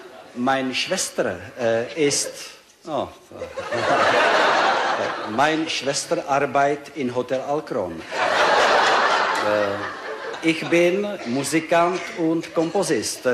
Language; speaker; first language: German; non-native, learner; Czech